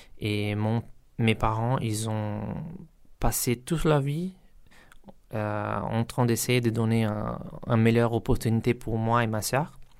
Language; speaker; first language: French; non-native, learner; Portuguese